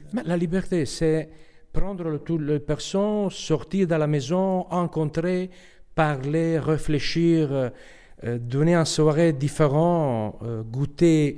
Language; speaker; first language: French; non-native, learner; Italian